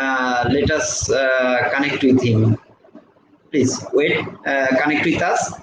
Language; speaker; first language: English; non-native, fluent; Bangla